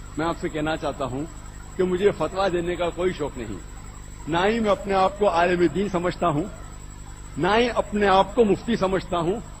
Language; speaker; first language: Urdu; non-native, local second language; Konkani